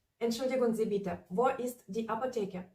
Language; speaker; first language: German; non-native, local second language; Ukrainian